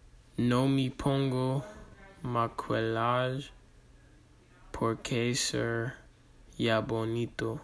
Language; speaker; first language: Spanish; non-native, learner; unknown